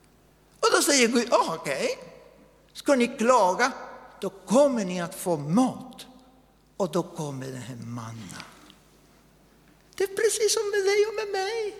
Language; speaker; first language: Swedish; non-native, fluent; Spanish